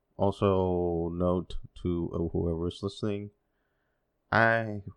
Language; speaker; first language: English; non-native, fluent; Spanish